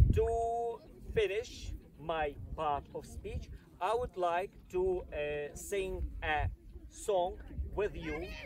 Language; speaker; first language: English; non-native, fluent; Ukrainian